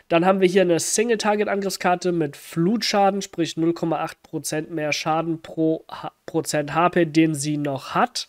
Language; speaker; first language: German; native; German